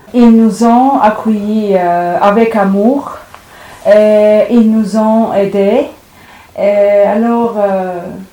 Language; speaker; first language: French; non-native, learner; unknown